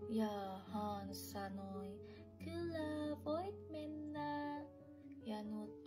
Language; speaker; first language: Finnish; non-native, learner; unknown